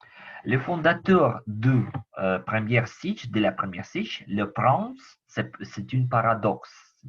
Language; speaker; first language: French; non-native, learner; Ukrainian